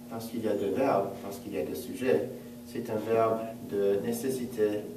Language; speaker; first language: French; non-native, fluent; English